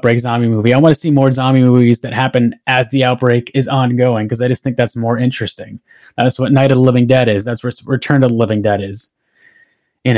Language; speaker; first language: English; native; English